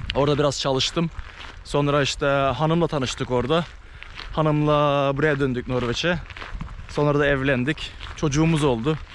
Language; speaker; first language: Turkish; early bilingual, heritage; Norwegian